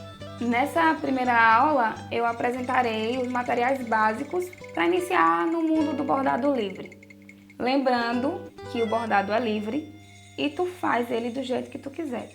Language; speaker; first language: Portuguese; native; Portuguese